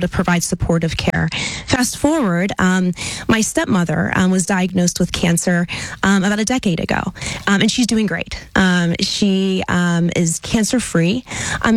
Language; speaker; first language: English; native; English